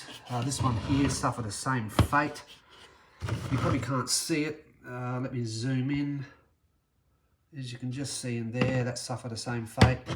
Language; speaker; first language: English; native; English